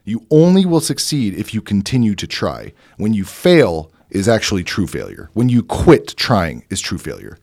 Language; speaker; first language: English; native; English